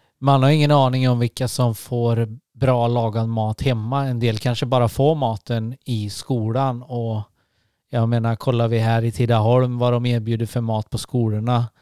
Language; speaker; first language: Swedish; native; Swedish